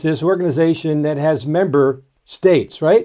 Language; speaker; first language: English; native; English